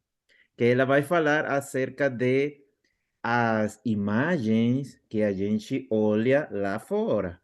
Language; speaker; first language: Portuguese; non-native, fluent; Spanish